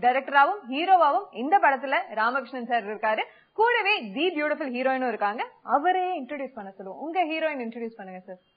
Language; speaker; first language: Tamil; native; Tamil